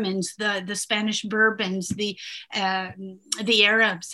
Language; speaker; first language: English; non-native, fluent; Italian